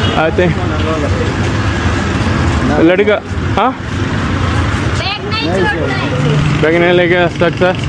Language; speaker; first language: Hindi; non-native, local second language; Malayalam